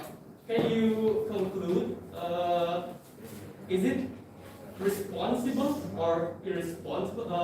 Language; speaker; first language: English; non-native, fluent; Indonesian